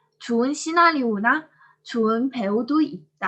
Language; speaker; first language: Korean; non-native, learner; Chinese